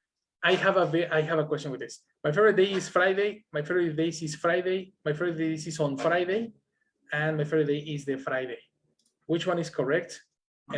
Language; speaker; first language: English; non-native, fluent; Spanish